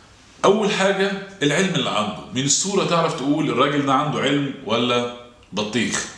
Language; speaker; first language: Arabic; native; Arabic